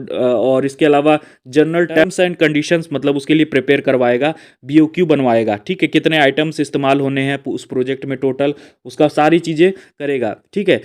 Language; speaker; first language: Hindi; native; Hindi